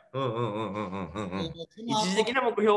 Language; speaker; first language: Japanese; non-native, learner; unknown